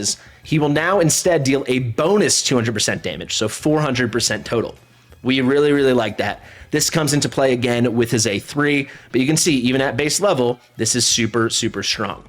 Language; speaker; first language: English; native; English